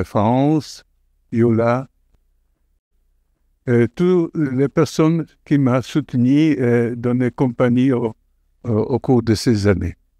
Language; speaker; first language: French; non-native, fluent; Polish